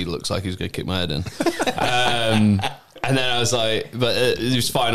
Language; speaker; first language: English; native; English